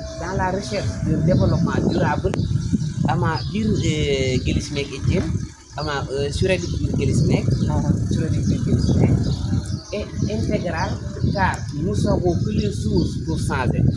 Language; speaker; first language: Turkish; non-native, learner; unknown